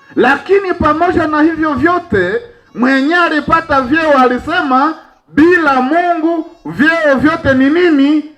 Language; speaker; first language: Swahili; non-native, local second language; Nande